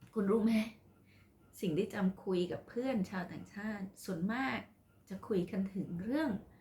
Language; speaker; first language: Thai; non-native, local second language; Khmer